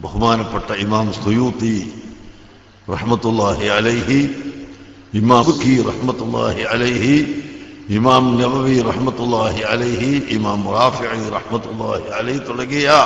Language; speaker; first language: Malayalam; native; Malayalam